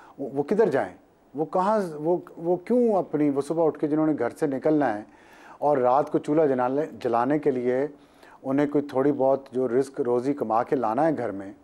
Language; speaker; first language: Urdu; non-native, local second language; Punjabi